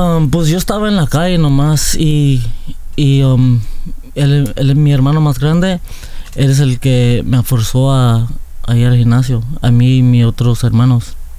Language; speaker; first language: Spanish; early bilingual, heritage; Spanish